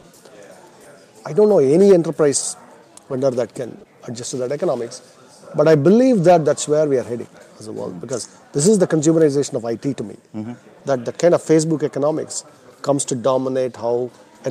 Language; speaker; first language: English; non-native, local second language; Tamil